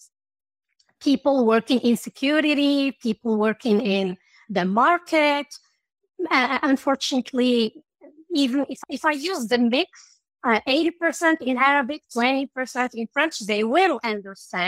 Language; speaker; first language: English; non-native, fluent; Arabic